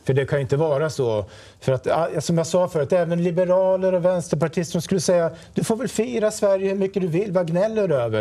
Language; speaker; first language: Swedish; native; Swedish